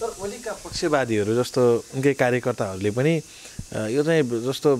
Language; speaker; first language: Nepali; native; Nepali